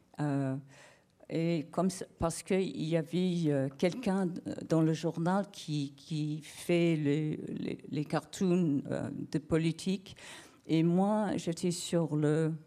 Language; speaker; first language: French; non-native, learner; English